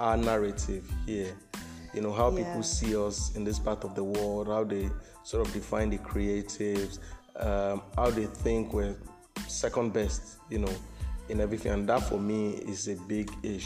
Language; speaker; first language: English; non-native, local second language; Yoruba